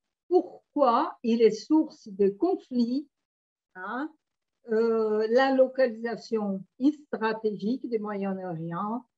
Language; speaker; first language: French; non-native, fluent; Portuguese